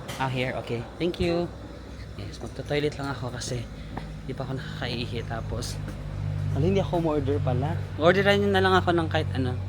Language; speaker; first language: Filipino; non-native, local second language; Waray